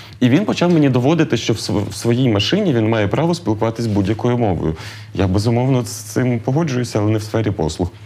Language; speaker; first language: Ukrainian; native; Ukrainian